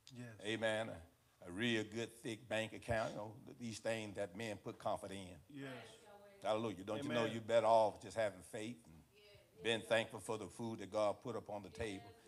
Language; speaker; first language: English; native; English